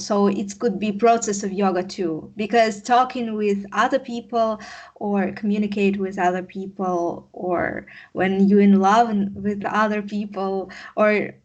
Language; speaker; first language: English; non-native, learner; Russian